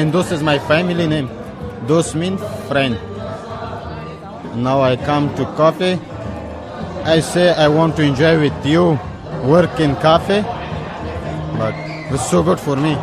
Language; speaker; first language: English; non-native, learner; Persian